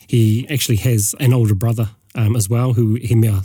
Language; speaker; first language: English; native; English